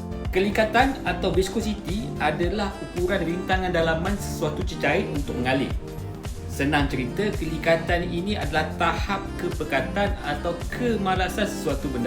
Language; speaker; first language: Malay; native; Malay